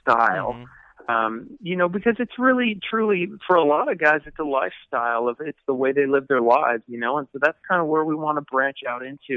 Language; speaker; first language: English; native; English